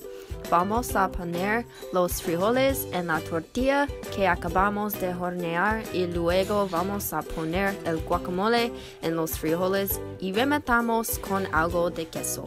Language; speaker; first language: Spanish; non-native, learner; English